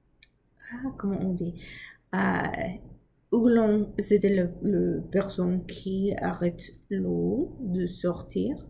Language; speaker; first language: French; non-native, learner; English